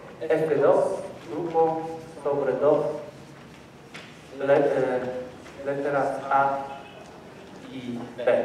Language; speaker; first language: Spanish; non-native, learner; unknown